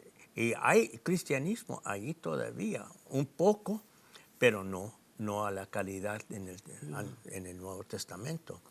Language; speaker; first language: Spanish; non-native, fluent; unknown